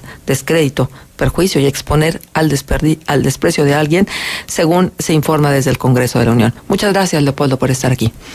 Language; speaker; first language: Spanish; native; Spanish